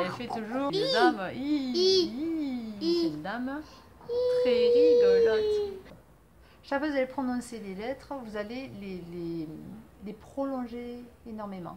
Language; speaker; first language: French; native; French